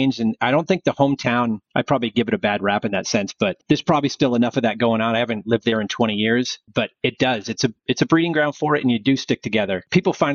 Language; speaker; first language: English; native; English